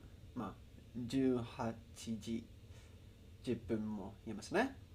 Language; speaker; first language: Japanese; non-native, learner; Spanish